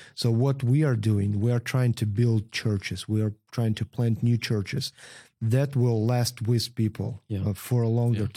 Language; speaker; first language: English; non-native, fluent; Ukrainian